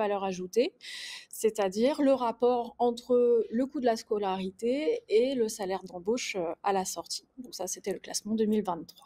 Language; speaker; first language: French; native; French